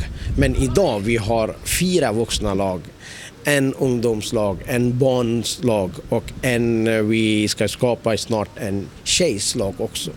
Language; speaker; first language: Swedish; non-native, learner; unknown